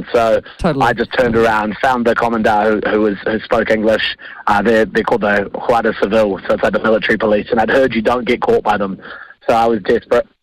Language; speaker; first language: English; native; English